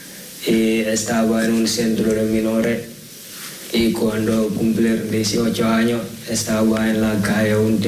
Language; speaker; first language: Spanish; non-native, learner; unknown